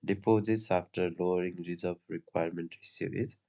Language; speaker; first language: English; non-native, local second language; Nepali